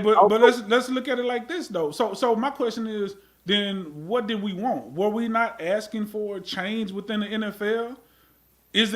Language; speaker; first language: English; native; English